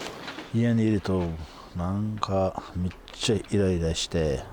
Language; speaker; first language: Japanese; non-native, fluent; Kurdish